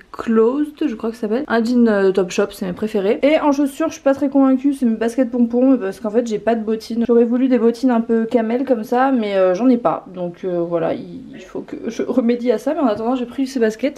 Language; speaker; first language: French; native; French